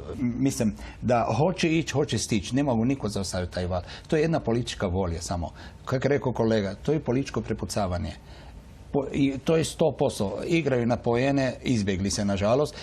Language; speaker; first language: Bosnian; non-native, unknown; Arabic